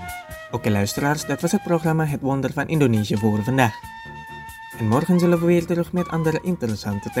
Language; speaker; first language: Dutch; non-native, fluent; Indonesian